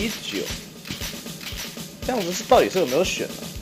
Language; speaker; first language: Chinese; native; Chinese